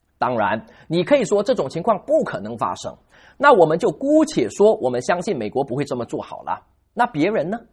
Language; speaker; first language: Chinese; native; Chinese